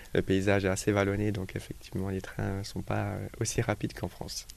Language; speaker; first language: French; native; French